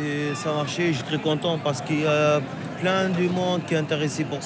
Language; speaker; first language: French; non-native, local second language; Arabic